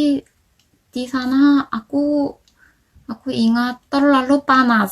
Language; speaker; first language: Indonesian; non-native, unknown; Korean